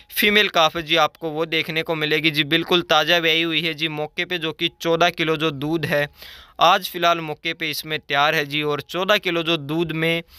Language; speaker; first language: Hindi; native; Hindi